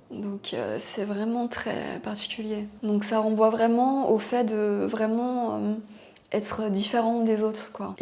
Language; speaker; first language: French; native; French